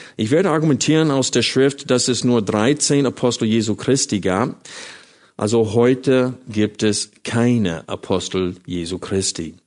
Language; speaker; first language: German; non-native, fluent; English